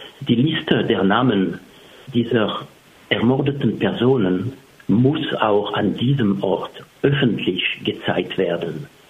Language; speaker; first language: German; non-native, fluent; French